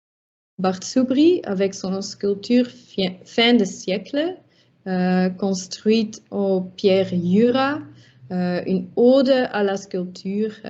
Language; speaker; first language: French; non-native, local second language; Dutch